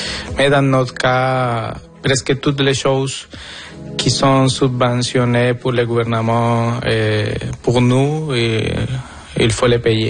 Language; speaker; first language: French; non-native, fluent; Spanish